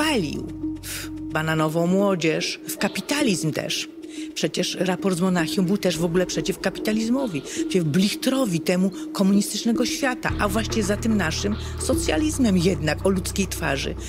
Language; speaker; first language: Polish; native; Polish